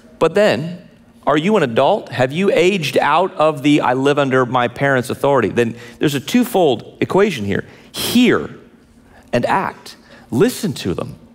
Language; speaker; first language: English; native; English